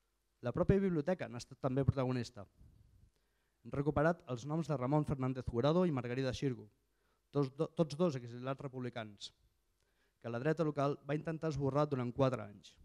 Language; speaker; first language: Catalan; native; Catalan